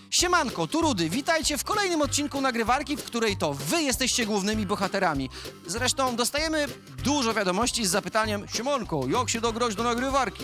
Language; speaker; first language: Polish; native; Polish